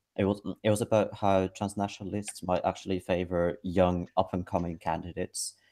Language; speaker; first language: English; non-native, fluent; Finnish